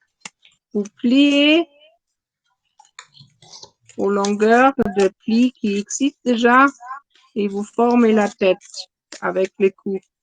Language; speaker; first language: French; non-native, fluent; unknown